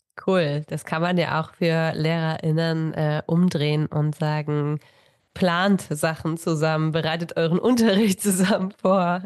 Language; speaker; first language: German; native; German